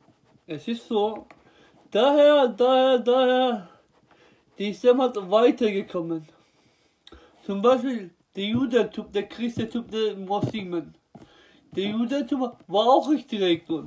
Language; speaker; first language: German; non-native, learner; Turkish